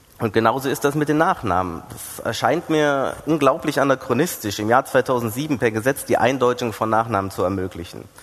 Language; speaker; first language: German; early bilingual, other home language; Greek